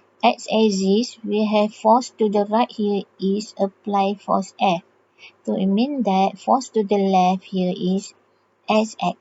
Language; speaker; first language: English; non-native, local second language; Malay